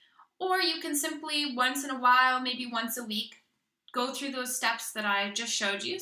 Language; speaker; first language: English; native; English